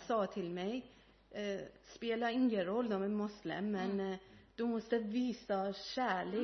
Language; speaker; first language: Swedish; non-native, learner; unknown